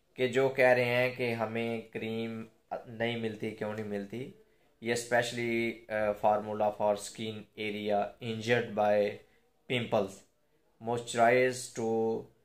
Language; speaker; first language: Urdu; non-native, local second language; Punjabi